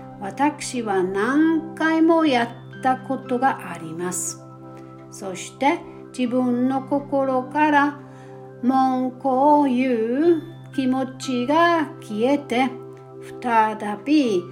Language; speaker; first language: Japanese; non-native, fluent; German